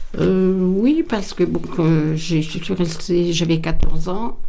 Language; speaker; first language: French; native; French